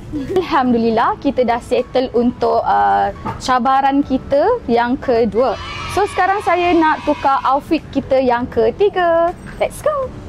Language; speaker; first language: Malay; native; Malay